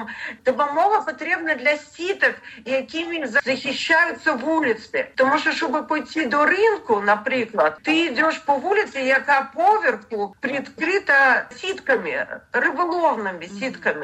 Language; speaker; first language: Ukrainian; non-native, learner; Russian